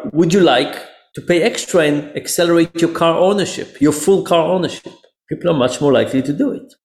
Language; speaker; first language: English; non-native, fluent; Hebrew